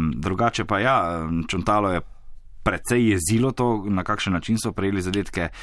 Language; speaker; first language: Slovenian; native; Slovenian